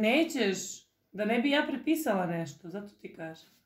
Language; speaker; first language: Croatian; native; Croatian